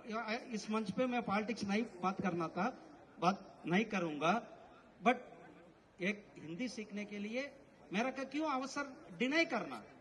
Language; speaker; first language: Hindi; non-native, local second language; Tamil